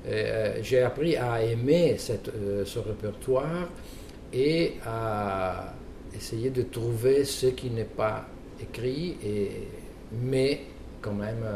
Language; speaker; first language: French; non-native, fluent; Italian